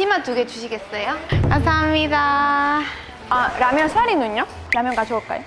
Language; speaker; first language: Korean; non-native, fluent; Spanish